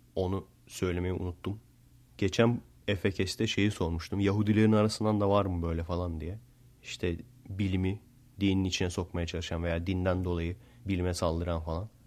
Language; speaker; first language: Turkish; early bilingual, heritage; Turkish